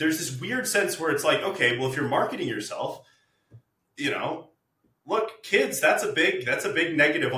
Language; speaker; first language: English; native; English